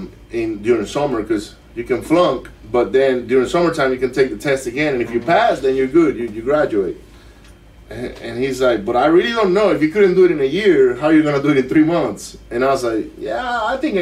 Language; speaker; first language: English; non-native, fluent; Spanish